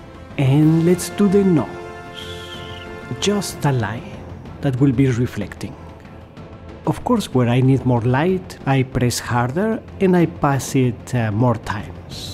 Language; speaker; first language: English; non-native, fluent; Spanish